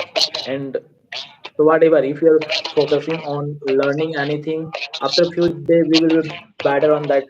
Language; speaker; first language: English; non-native, fluent; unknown